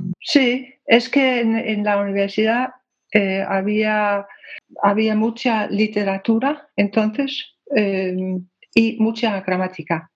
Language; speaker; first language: Spanish; non-native, fluent; Danish